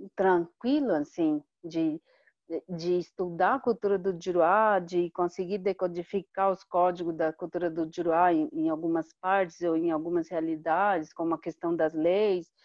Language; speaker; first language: Portuguese; non-native, local second language; Guarani